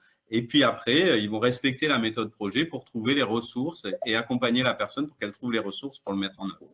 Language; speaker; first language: French; native; French